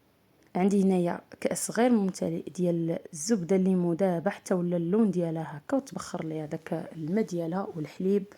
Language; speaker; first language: Arabic; native; Arabic